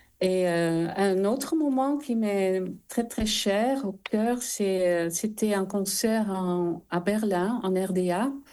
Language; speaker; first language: French; non-native, fluent; Dutch